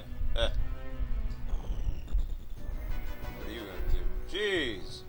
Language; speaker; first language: English; native; English